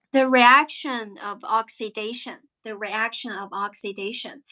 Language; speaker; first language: English; non-native, fluent; Chinese